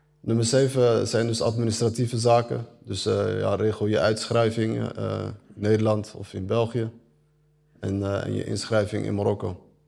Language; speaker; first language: Dutch; early bilingual, other home language; Arabic